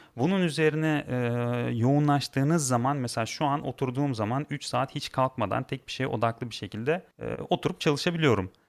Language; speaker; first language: Turkish; non-native, fluent; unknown